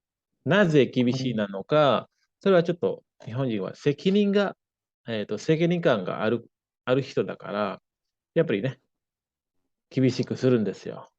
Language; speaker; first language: Japanese; non-native, fluent; Indonesian